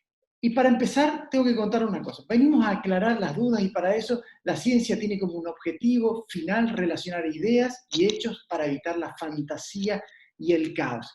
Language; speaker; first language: Spanish; native; Spanish